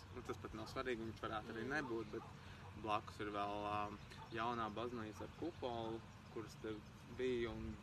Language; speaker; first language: Latvian; native; Latvian